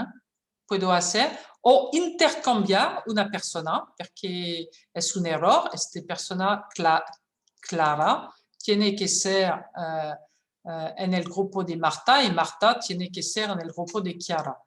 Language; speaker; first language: Spanish; non-native, fluent; French